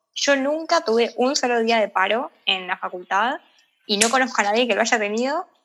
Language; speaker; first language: Spanish; native; Spanish